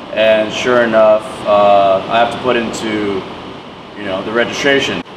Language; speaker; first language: English; native; English